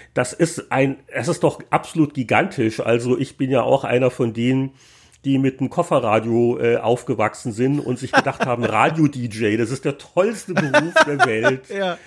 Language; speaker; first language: German; native; German